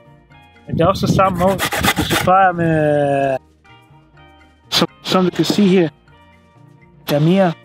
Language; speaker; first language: Danish; non-native, learner; Swahili